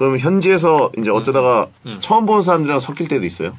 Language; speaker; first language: Korean; native; Korean